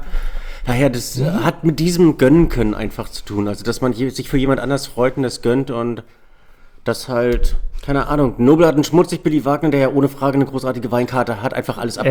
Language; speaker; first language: German; native; German